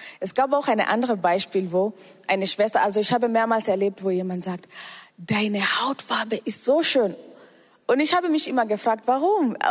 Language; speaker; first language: German; non-native, fluent; Swahili